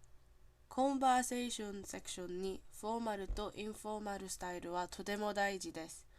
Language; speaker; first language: Japanese; non-native, learner; English